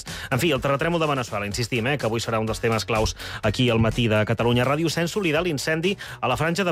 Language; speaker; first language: Catalan; native; Catalan